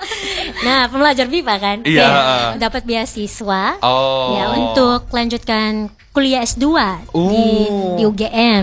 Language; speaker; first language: Indonesian; non-native, fluent; Filipino